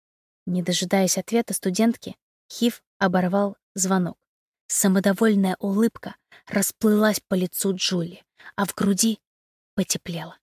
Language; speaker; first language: Russian; native; Russian